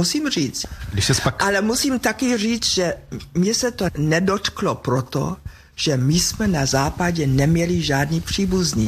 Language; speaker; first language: Czech; non-native, fluent; German